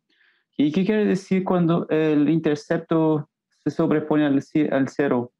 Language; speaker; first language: Spanish; non-native, learner; Portuguese